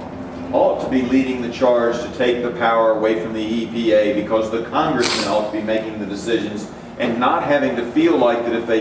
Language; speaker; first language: English; native; English